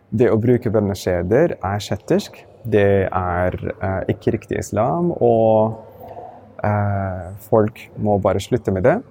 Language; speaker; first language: Norwegian; non-native, fluent; Arabic